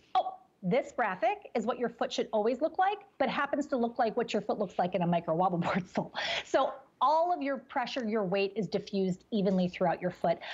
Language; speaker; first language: English; native; English